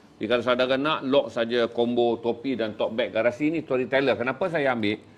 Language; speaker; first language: Malay; native; Malay